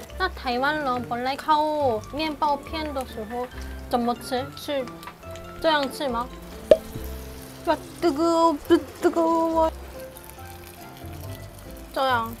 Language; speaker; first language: Chinese; non-native, fluent; Korean